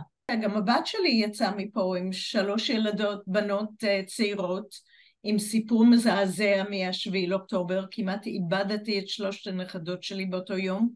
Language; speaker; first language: Hebrew; non-native, fluent; English